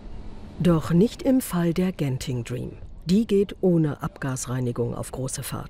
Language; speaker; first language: German; native; German